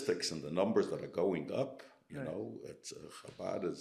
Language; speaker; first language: English; early bilingual, other home language; Yiddish